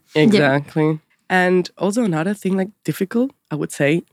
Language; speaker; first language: English; non-native, fluent; Italian